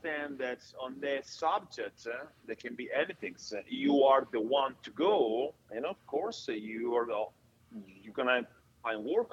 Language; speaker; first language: English; non-native, fluent; Italian